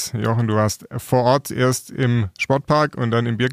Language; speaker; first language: German; native; German